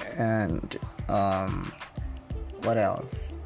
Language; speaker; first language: English; non-native, learner; Indonesian